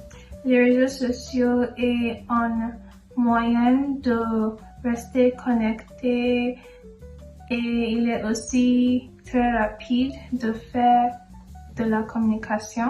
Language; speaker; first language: French; non-native, learner; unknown